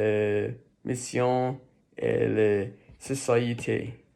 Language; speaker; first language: French; non-native, learner; English